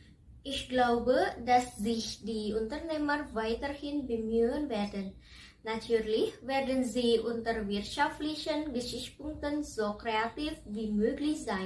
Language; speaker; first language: German; non-native, learner; Indonesian